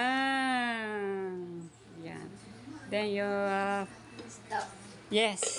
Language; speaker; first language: English; non-native, learner; Filipino